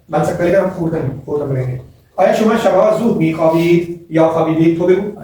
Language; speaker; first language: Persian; non-native, fluent; Urdu